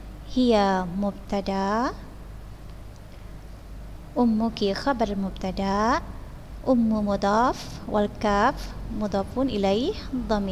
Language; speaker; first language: Arabic; non-native, fluent; Indonesian